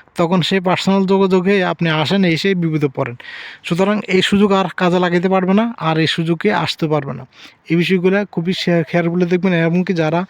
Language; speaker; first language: Bangla; native; Bangla